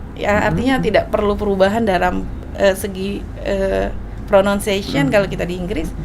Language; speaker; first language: Indonesian; native; Indonesian